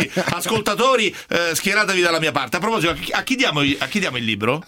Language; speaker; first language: Italian; native; Italian